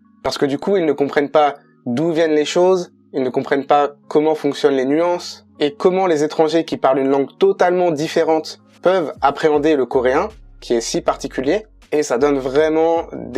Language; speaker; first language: French; native; French